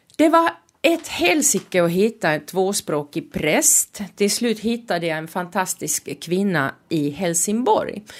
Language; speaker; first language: Swedish; non-native, local second language; Finnish